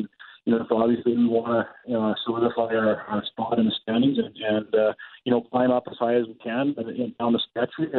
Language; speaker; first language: English; native; English